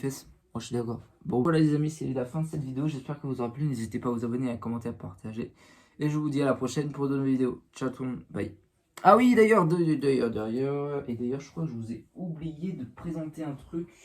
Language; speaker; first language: French; native; French